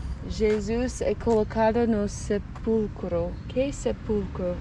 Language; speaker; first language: Portuguese; non-native, fluent; English